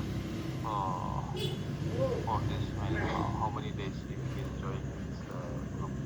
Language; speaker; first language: English; non-native, learner; Indonesian